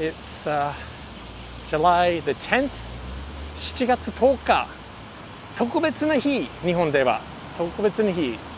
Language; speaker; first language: Japanese; non-native, fluent; English